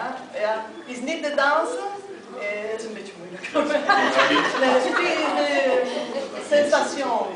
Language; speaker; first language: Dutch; non-native, learner; Spanish